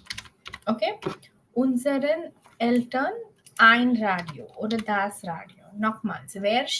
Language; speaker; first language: German; non-native, fluent; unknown